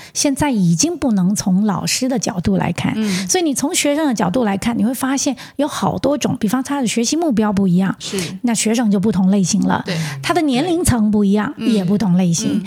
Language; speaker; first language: Chinese; native; Chinese